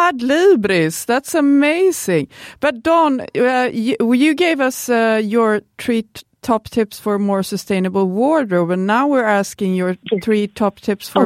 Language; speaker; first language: English; non-native, fluent; Swedish